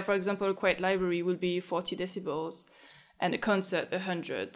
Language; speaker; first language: English; non-native, fluent; French